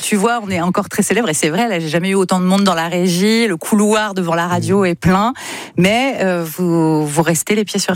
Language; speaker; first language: French; native; French